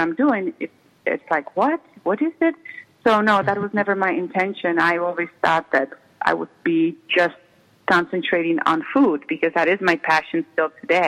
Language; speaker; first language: English; non-native, fluent; Czech